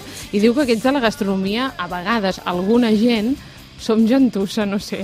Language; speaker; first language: Catalan; native; Catalan